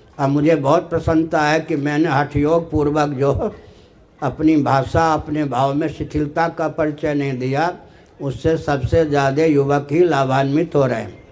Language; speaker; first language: Hindi; non-native, local second language; Maithili